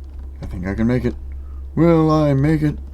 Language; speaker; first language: English; native; English